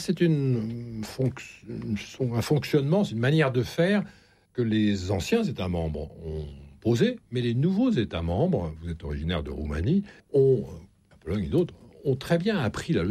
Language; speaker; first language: French; native; French